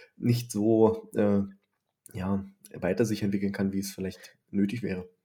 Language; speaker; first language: German; native; German